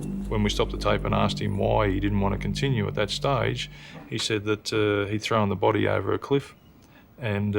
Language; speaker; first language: English; native; English